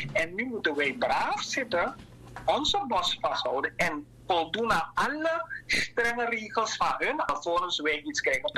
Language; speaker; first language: Dutch; native; Dutch